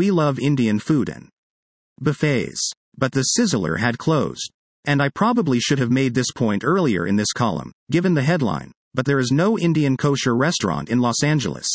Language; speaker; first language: English; early bilingual, other home language; Persian